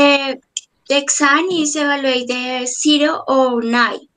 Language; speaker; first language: English; non-native, learner; Spanish